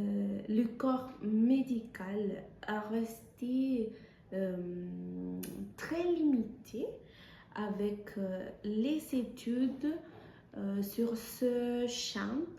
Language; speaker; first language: French; non-native, fluent; Spanish